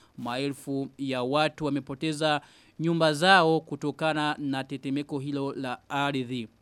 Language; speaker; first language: Swahili; non-native, local second language; Rundi